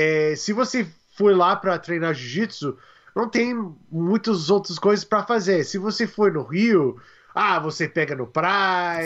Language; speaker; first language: Portuguese; non-native, learner; English